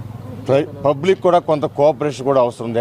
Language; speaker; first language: Telugu; native; Telugu